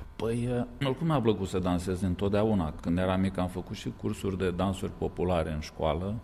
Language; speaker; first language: Romanian; native; Romanian